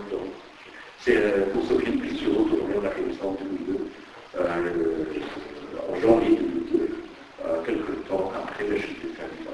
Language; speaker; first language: French; non-native, fluent; Persian